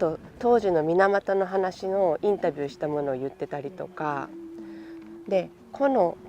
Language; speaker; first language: Japanese; native; Japanese